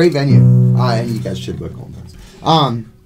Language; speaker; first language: English; native; English